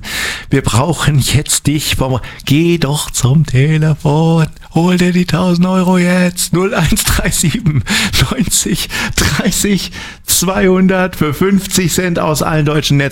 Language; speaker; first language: German; native; German